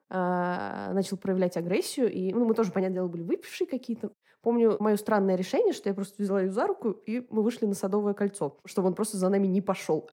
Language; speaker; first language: Russian; native; Russian